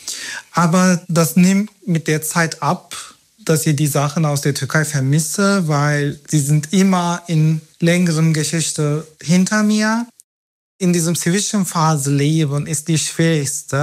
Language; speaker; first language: German; non-native, fluent; Turkish